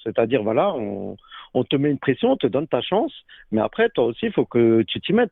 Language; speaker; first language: French; native; French